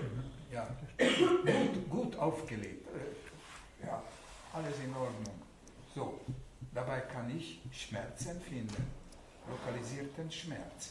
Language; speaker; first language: German; non-native, fluent; Hungarian